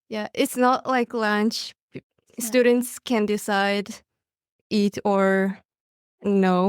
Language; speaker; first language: English; non-native, learner; Mongolian